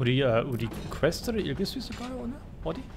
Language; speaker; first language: Korean; non-native, learner; German